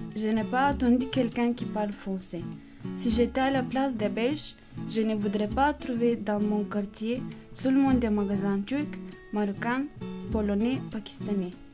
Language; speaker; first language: French; non-native, learner; Bulgarian